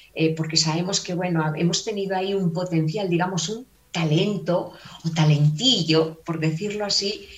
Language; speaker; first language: Spanish; native; Spanish